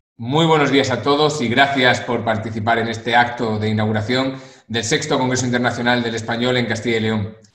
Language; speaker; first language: Spanish; native; Spanish